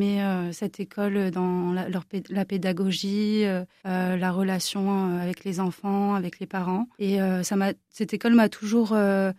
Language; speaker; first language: French; native; French